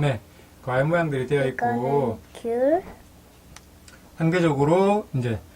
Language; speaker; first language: Korean; native; Korean